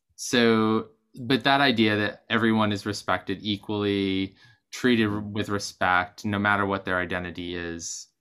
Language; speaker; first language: English; native; English